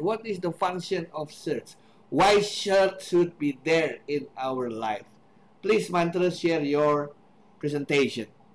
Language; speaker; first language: English; non-native, fluent; Indonesian